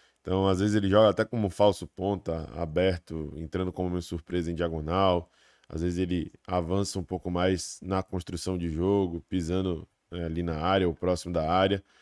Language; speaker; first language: Portuguese; native; Portuguese